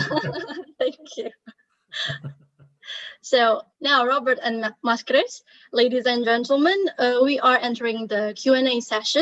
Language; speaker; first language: English; non-native, fluent; Indonesian